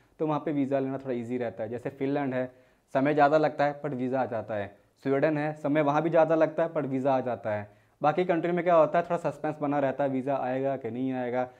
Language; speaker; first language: Hindi; native; Hindi